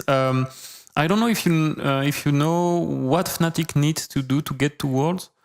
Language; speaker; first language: English; non-native, fluent; French